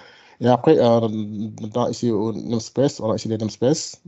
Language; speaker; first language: French; non-native, local second language; Wolof